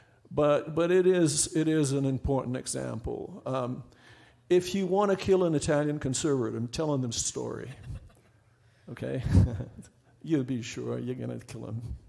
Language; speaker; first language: English; non-native, fluent; Portuguese